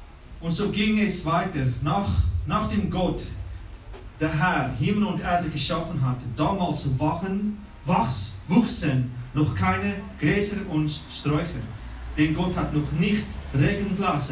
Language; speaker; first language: German; non-native, fluent; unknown